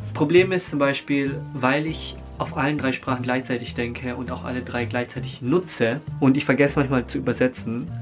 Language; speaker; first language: German; early bilingual, other home language; Filipino